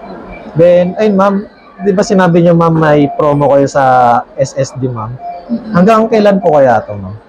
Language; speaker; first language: Filipino; native; Filipino